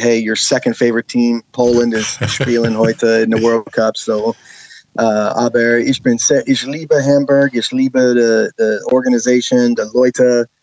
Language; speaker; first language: German; non-native, learner; English